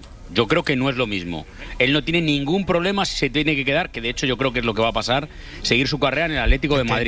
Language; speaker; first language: Spanish; native; Spanish